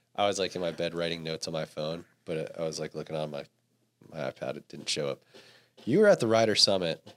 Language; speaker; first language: English; native; English